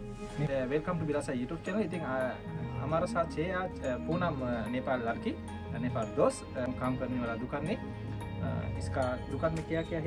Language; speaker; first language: Hindi; non-native, learner; Sinhala